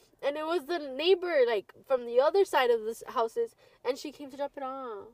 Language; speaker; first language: English; early bilingual, other home language; Spanish